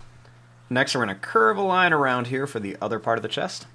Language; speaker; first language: English; native; English